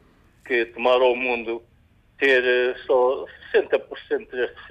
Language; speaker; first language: Portuguese; native; Portuguese